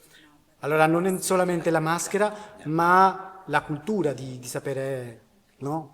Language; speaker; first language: Italian; non-native, learner; Spanish